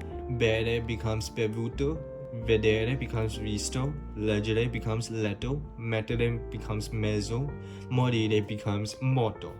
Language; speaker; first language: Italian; non-native, learner; English